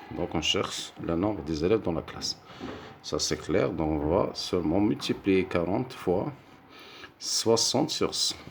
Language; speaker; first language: French; non-native, local second language; Arabic